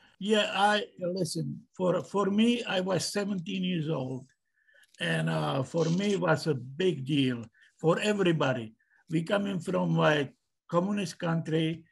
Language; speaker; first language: English; non-native, learner; Czech